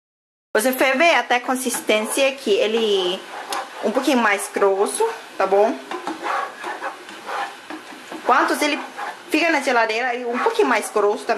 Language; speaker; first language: Portuguese; non-native, fluent; Thai